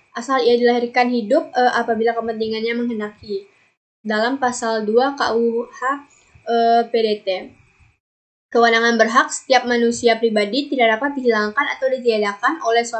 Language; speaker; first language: Indonesian; native; Indonesian